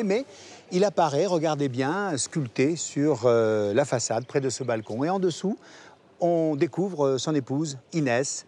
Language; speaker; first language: French; native; French